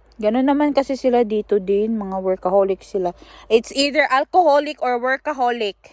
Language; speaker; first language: Filipino; non-native, local second language; Cebuano